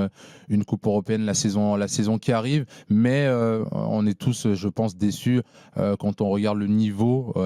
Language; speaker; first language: French; native; French